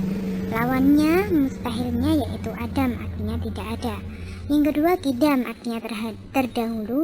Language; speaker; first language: Indonesian; native; Indonesian